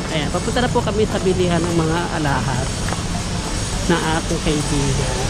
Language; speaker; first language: Filipino; non-native, local second language; Cebuano